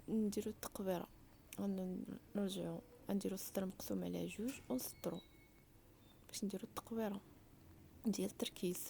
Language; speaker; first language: Arabic; native; Arabic